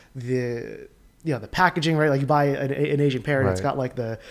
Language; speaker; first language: English; native; English